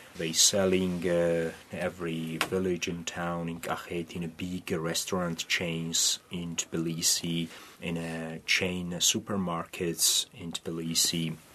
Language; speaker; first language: English; non-native, fluent; Georgian